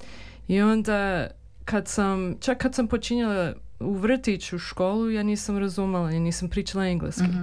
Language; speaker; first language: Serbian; early bilingual, heritage; English